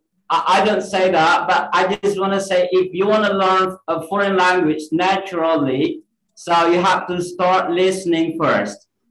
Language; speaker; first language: English; non-native, fluent; Indonesian